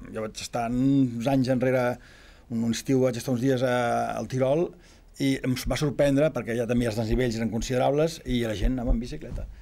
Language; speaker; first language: Catalan; native; Catalan